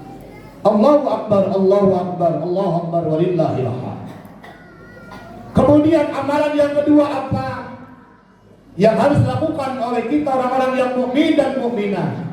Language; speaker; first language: Indonesian; native; Indonesian